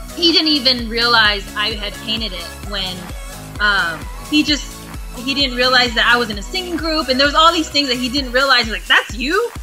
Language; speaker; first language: English; native; English